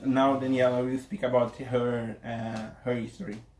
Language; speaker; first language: English; non-native, learner; Portuguese